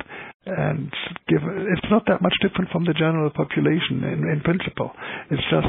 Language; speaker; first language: English; non-native, fluent; German